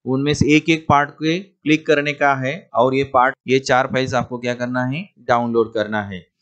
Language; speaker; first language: Hindi; non-native, local second language; Marathi